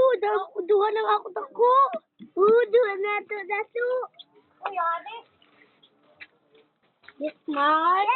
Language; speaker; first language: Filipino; non-native, local second language; Cebuano